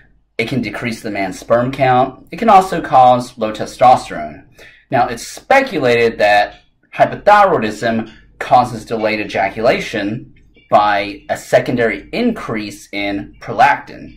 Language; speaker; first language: English; native; English